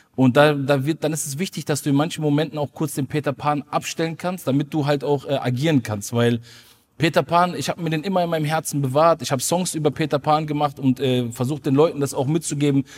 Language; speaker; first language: German; native; German